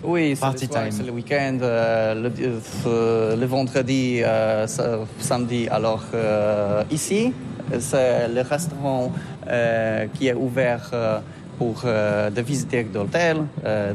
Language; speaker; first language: French; non-native, learner; Polish